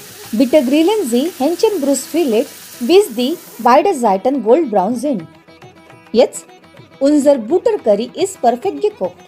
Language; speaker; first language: German; non-native, learner; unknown